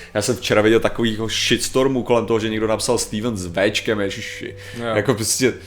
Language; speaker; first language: Czech; native; Czech